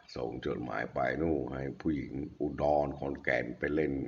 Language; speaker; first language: Thai; native; Thai